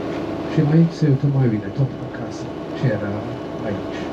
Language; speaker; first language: Romanian; non-native, learner; Turkish